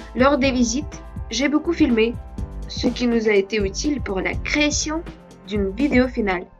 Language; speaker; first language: French; non-native, fluent; Russian